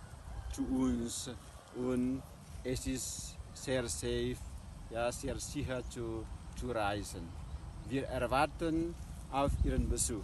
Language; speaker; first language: German; non-native, fluent; Indonesian